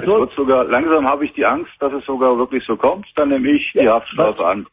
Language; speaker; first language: German; native; German